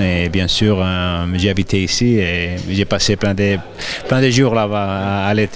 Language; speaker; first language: French; non-native, fluent; Spanish